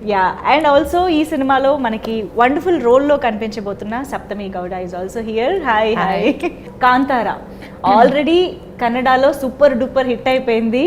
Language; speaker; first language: Telugu; native; Telugu